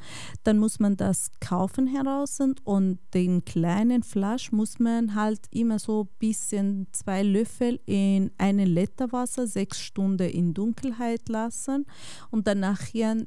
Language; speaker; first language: German; non-native, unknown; Kurdish